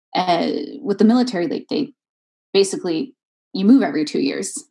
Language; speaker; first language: English; native; English